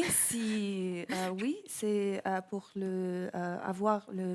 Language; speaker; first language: French; non-native, learner; English